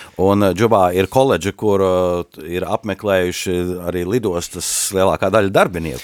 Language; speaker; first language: Latvian; native; Latvian